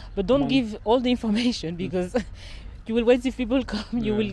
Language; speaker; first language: English; non-native, learner; French